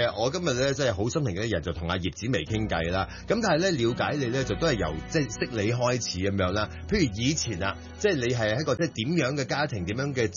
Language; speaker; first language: Cantonese; native; Cantonese